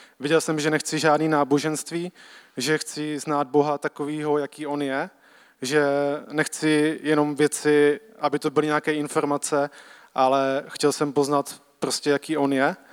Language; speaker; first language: Czech; native; Czech